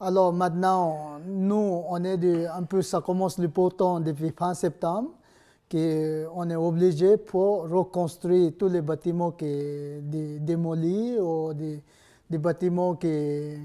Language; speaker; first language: French; non-native, learner; Nepali